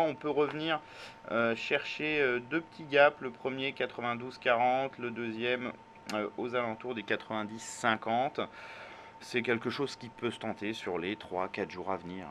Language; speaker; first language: French; native; French